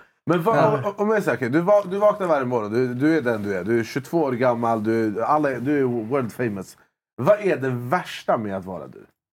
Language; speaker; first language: Swedish; native; Swedish